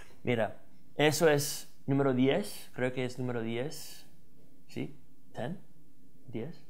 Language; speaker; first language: Spanish; non-native, fluent; English